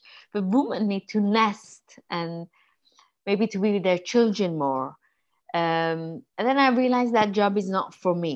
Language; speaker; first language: English; non-native, fluent; Persian